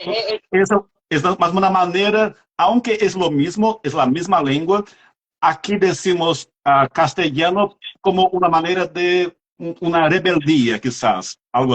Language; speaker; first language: Spanish; non-native, fluent; Portuguese